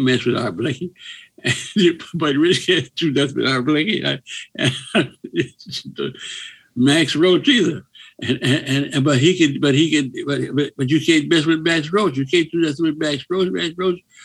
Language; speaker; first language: English; native; English